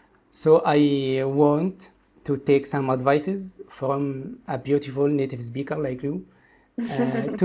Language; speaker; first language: English; non-native, local second language; Arabic